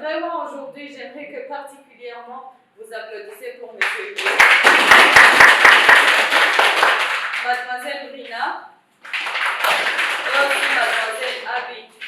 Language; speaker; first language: French; non-native, local second language; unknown